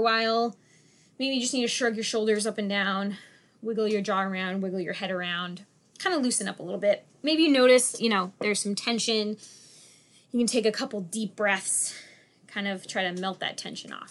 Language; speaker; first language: English; native; English